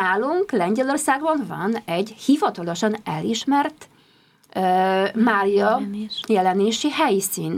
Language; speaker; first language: Hungarian; non-native, fluent; Polish